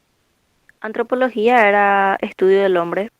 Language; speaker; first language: Spanish; native; Spanish